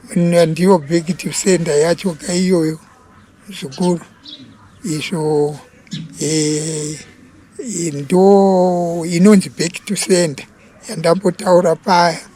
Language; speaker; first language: Shona; non-native, local second language; Venda